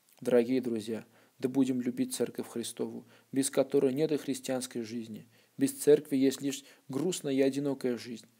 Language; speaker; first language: Russian; non-native, local second language; Armenian